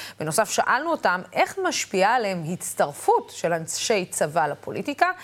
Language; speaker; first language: Hebrew; non-native, local second language; Arabic